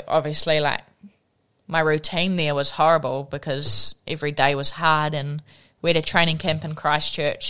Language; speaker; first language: English; native; English